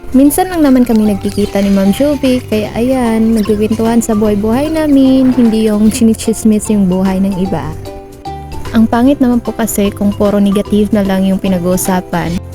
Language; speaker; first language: Filipino; non-native, local second language; Cebuano